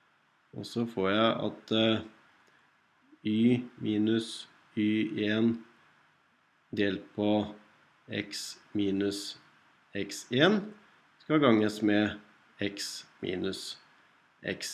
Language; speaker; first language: Norwegian; native; Norwegian